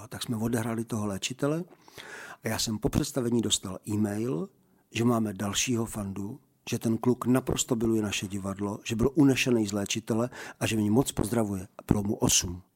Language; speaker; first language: Czech; native; Czech